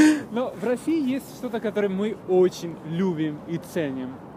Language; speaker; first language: Russian; non-native, fluent; Spanish